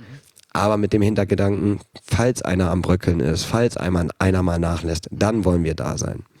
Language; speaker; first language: German; native; German